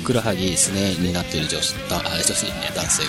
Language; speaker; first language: Japanese; native; Japanese